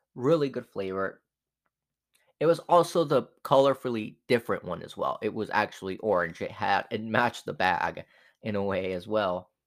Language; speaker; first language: English; non-native, fluent; Spanish